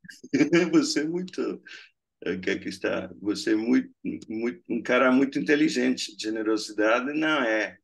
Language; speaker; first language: Portuguese; non-native, fluent; Spanish